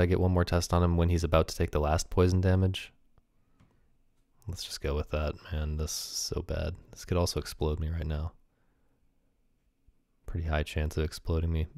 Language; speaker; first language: English; native; English